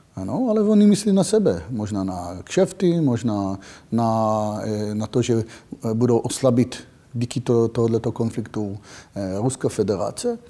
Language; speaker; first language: Czech; non-native, fluent; Hebrew